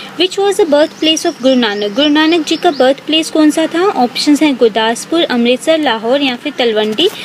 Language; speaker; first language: Hindi; native; Hindi